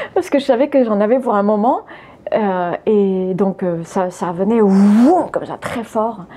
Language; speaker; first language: French; early bilingual, other home language; English